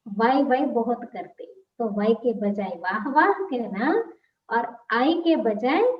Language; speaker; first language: Hindi; non-native, local second language; Telugu